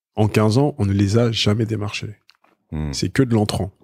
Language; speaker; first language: French; native; French